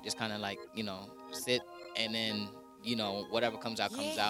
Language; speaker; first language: English; early bilingual, other home language; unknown